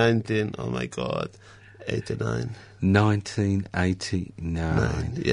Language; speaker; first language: English; non-native, fluent; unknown